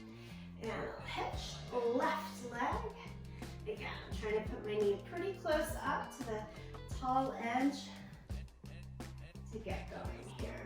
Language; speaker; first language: English; native; English